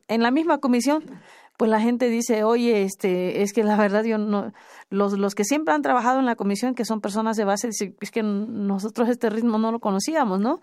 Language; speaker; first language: Spanish; non-native, local second language; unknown